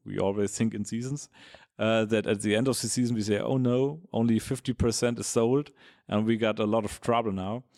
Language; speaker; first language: English; non-native, fluent; German